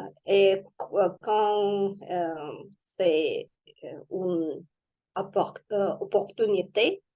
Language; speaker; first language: French; non-native, learner; Russian